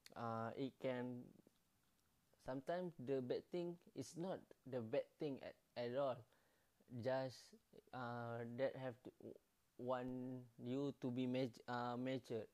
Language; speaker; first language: English; non-native, learner; Malay